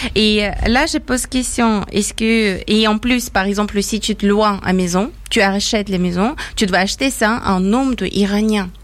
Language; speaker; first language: French; non-native, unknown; Persian